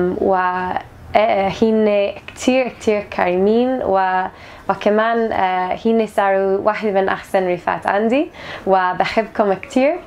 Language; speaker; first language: Arabic; non-native, learner; English